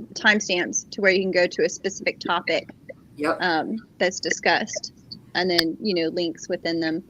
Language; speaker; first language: English; native; English